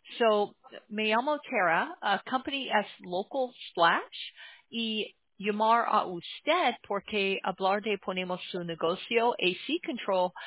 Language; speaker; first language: Spanish; non-native, learner; English